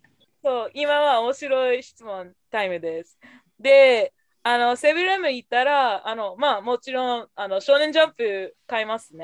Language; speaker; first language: Japanese; non-native, fluent; English